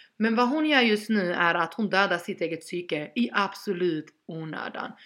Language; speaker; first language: Swedish; early bilingual, other home language; Albanian